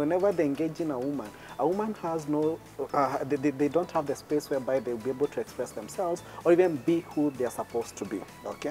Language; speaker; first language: English; non-native, local second language; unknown